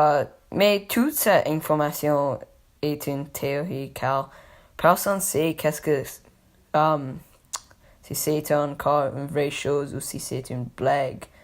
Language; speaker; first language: French; non-native, learner; English